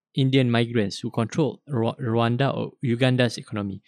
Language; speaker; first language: English; non-native, local second language; Malay